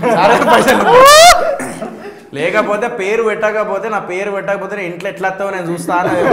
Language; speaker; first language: Telugu; native; Telugu